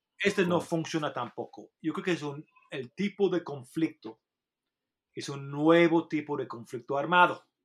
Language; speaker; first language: Spanish; non-native, fluent; English